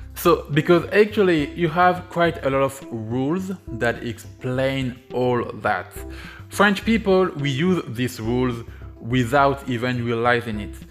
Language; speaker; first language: English; non-native, fluent; French